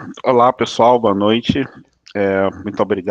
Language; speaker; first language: Portuguese; native; Portuguese